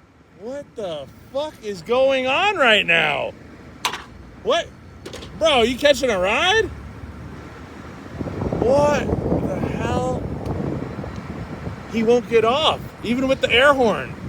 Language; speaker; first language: English; native; English